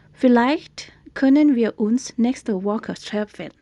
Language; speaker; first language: German; non-native, fluent; Thai